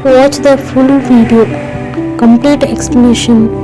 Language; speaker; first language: English; non-native, local second language; Kannada